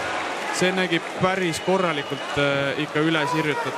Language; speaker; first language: Estonian; native; Estonian